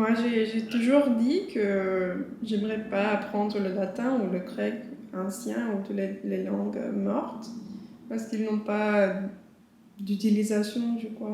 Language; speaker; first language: French; non-native, fluent; English